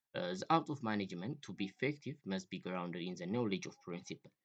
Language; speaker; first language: English; non-native, local second language; Amharic